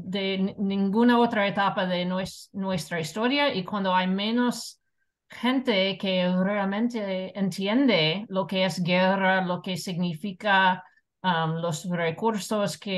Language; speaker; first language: Spanish; non-native, fluent; English